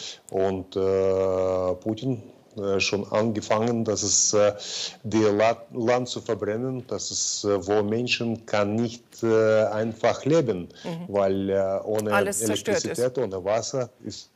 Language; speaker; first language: German; non-native, fluent; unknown